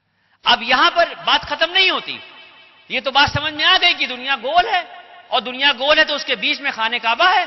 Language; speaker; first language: Urdu; native; Urdu